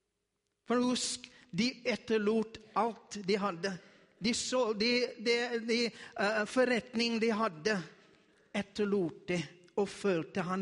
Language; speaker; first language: Norwegian; non-native, learner; Afrikaans